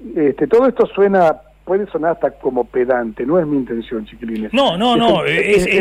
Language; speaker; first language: Spanish; native; Spanish